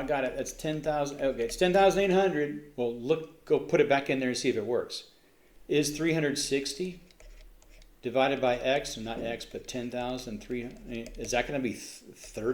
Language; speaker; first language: English; native; English